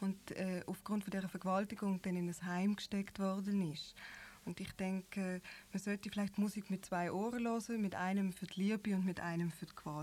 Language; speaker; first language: German; native; German